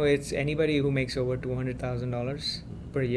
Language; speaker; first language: English; non-native, local second language; Gujarati